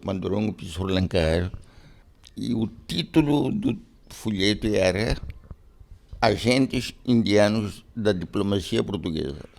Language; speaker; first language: Portuguese; non-native, local second language; Konkani